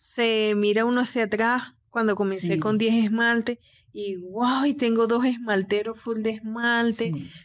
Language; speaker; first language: Spanish; native; Spanish